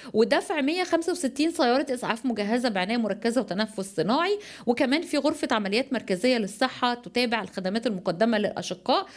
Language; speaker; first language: Arabic; native; Arabic